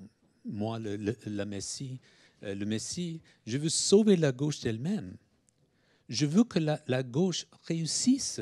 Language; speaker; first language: French; non-native, fluent; English